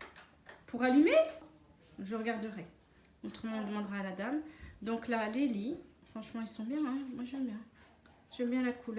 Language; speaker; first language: French; native; French